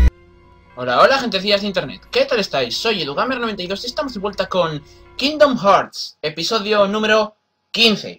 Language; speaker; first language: Spanish; native; Spanish